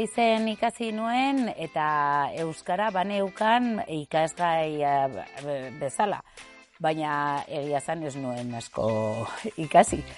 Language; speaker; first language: Basque; non-native, local second language; Spanish